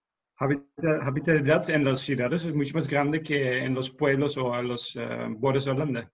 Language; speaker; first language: Spanish; non-native, learner; Dutch